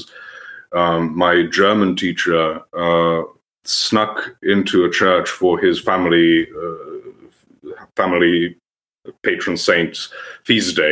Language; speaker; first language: English; non-native, fluent; Serbian